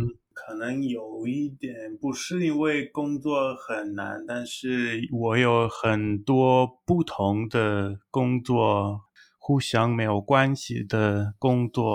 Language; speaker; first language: Chinese; non-native, learner; English